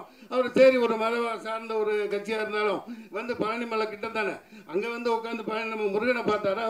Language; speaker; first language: Tamil; native; Tamil